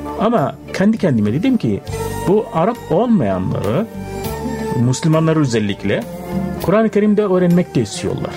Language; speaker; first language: Turkish; non-native, fluent; Arabic